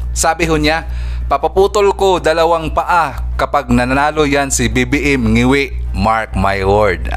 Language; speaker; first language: Filipino; non-native, local second language; Cebuano